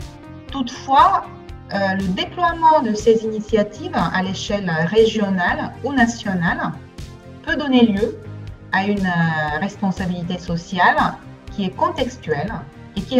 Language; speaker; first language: French; non-native, fluent; Bulgarian